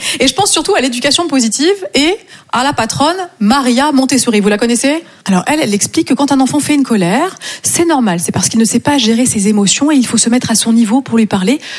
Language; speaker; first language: French; native; French